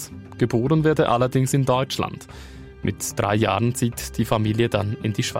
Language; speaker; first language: German; native; German